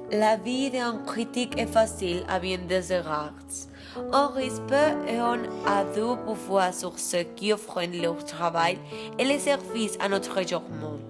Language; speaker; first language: French; non-native, learner; Spanish